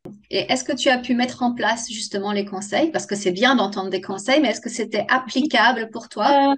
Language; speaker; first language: French; native; French